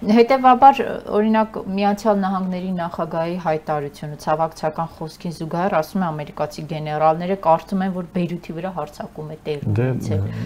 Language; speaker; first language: Armenian; native; Armenian